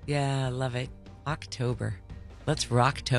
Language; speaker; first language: English; native; English